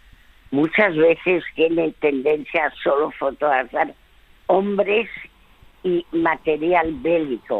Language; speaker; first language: Spanish; early bilingual, other home language; French